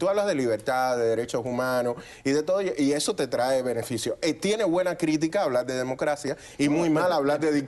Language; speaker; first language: Spanish; native; Spanish